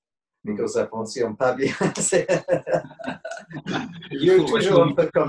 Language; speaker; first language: French; non-native, fluent; English